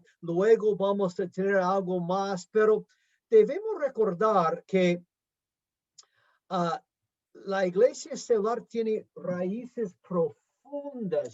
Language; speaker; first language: Spanish; non-native, fluent; English